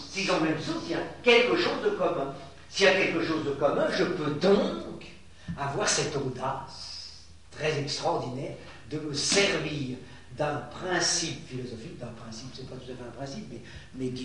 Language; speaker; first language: French; native; French